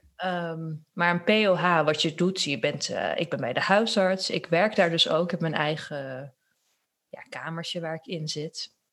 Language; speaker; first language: Dutch; early bilingual, other home language; Turkish